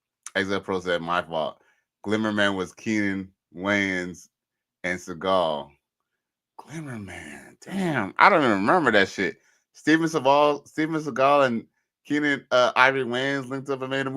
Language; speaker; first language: English; native; English